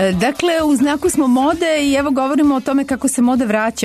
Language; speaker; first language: Serbian; native; Serbian